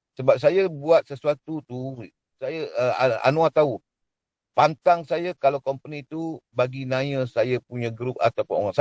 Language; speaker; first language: Malay; native; Malay